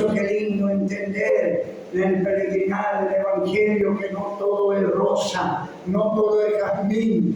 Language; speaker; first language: Spanish; native; Spanish